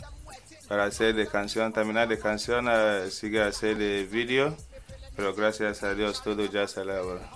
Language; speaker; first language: Spanish; non-native, learner; English